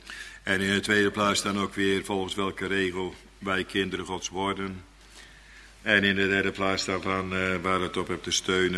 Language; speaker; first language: Dutch; native; Dutch